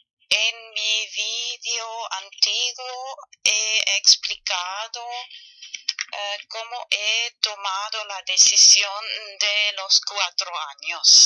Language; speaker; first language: Spanish; non-native, fluent; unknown